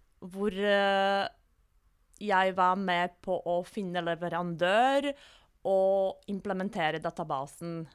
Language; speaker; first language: Norwegian; non-native, fluent; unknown